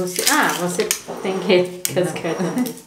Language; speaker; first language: Portuguese; non-native, learner; Croatian